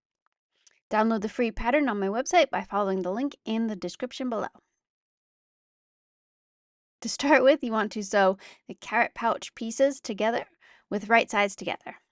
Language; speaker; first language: English; native; English